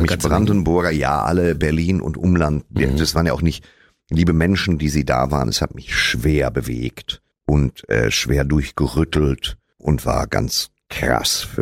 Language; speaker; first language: German; native; German